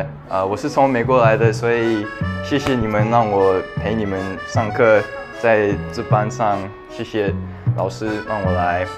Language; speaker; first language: Chinese; early bilingual, heritage; English